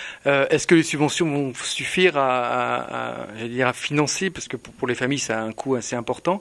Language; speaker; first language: French; native; French